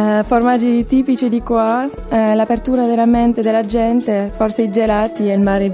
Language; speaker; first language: Italian; non-native, fluent; French